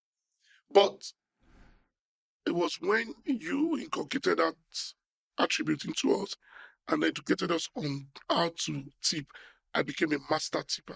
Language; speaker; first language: English; non-native, local second language; Yoruba